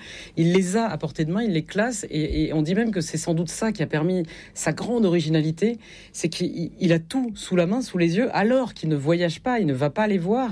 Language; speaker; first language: French; native; French